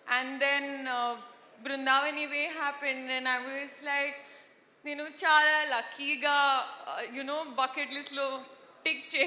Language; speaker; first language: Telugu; non-native, learner; Hindi